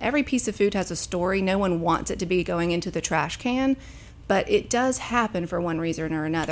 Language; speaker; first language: English; native; English